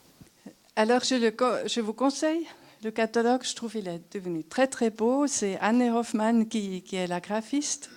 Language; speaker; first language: French; non-native, local second language; German